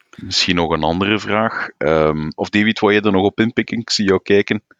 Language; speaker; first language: Dutch; native; Dutch